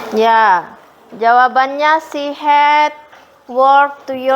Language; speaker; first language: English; non-native, fluent; Indonesian